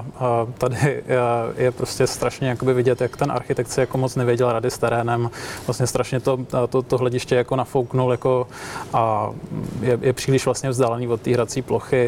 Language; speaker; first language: Czech; native; Czech